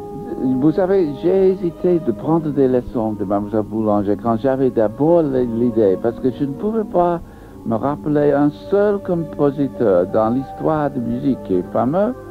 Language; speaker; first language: French; non-native, fluent; English